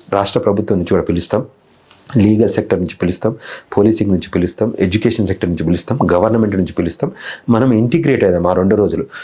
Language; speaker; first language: Telugu; native; Telugu